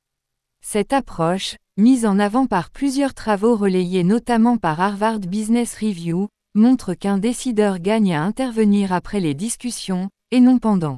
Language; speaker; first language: French; native; French